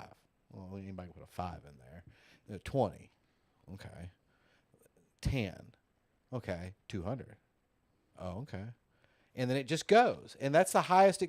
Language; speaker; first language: English; native; English